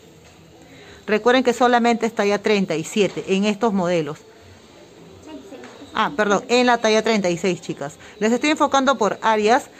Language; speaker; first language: Spanish; native; Spanish